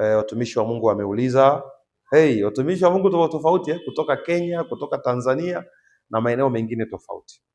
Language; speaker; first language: Swahili; native; Swahili